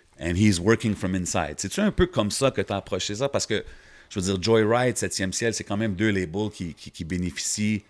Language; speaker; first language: French; native; French